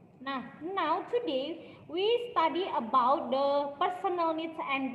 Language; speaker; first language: English; non-native, learner; Indonesian